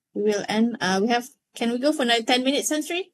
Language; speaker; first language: English; non-native, local second language; Malay